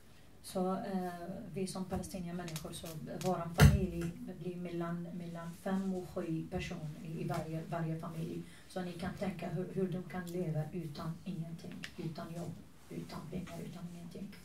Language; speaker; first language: Swedish; non-native, fluent; Arabic